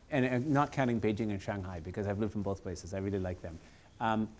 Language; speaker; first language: English; native; English